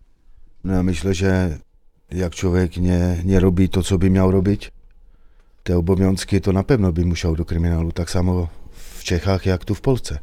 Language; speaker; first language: Polish; early bilingual, heritage; Czech